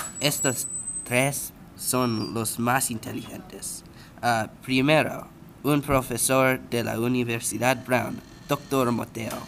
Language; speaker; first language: Spanish; non-native, learner; English